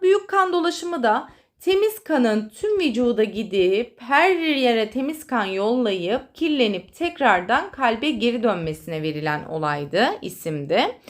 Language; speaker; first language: Turkish; native; Turkish